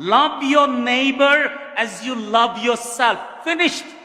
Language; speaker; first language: English; non-native, local second language; Tamil